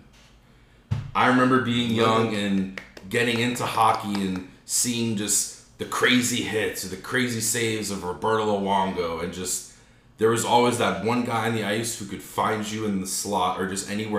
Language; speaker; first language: English; native; English